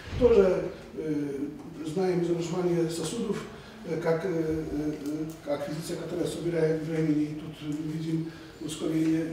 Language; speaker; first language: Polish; non-native, learner; Russian